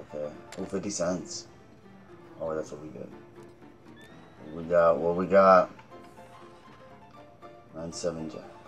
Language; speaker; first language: English; native; English